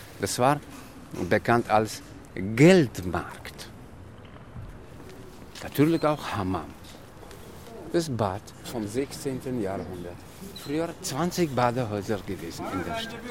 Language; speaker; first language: German; non-native, learner; Tajik